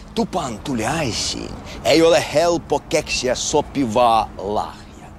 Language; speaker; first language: Finnish; non-native, fluent; Russian